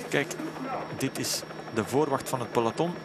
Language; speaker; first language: Dutch; native; Dutch